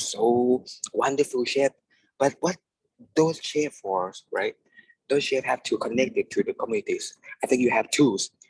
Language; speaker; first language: English; non-native, fluent; Thai